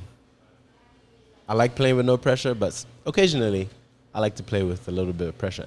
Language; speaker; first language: English; native; English